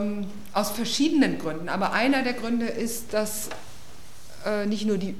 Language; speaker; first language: German; native; German